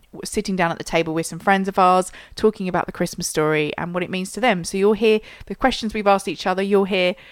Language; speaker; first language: English; native; English